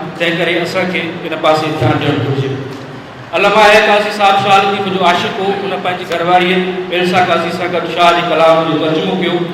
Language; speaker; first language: Sindhi; native; Sindhi